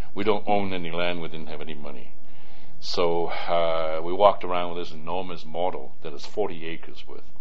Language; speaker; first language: English; early bilingual, other home language; Cantonese